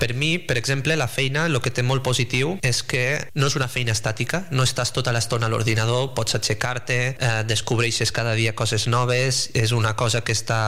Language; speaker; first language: Catalan; native; Catalan